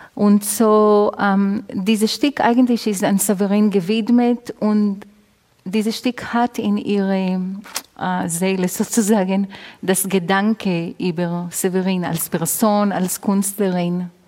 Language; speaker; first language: German; non-native, fluent; Hebrew